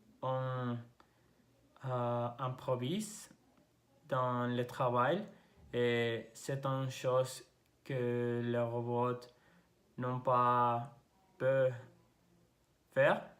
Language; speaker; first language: French; non-native, learner; Spanish